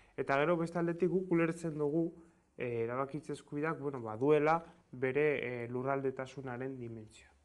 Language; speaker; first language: Basque; non-native, local second language; Spanish